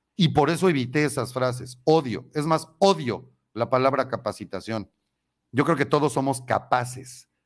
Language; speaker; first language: Spanish; native; Spanish